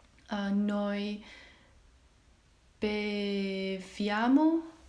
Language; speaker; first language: Italian; non-native, learner; Chinese